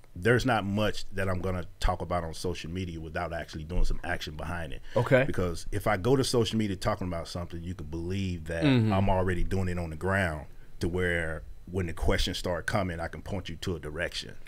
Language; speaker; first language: English; native; English